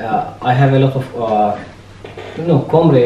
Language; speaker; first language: English; non-native, learner; Azerbaijani